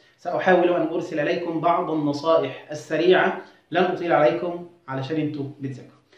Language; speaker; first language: Arabic; native; Arabic